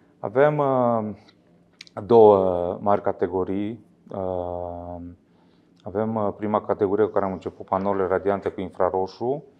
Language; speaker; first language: Romanian; native; Romanian